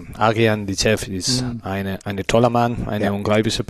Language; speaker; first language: German; non-native, learner; Spanish